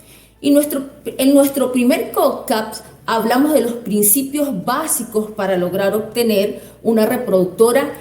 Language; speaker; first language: Spanish; native; Spanish